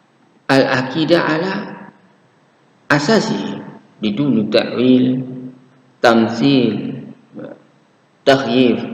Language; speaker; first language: Arabic; non-native, fluent; Indonesian